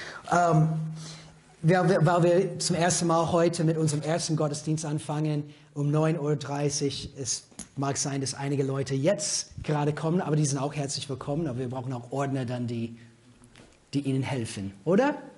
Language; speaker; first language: German; non-native, fluent; English